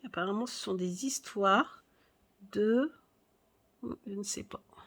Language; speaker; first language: French; native; French